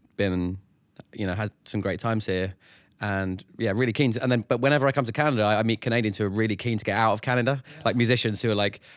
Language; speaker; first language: English; native; English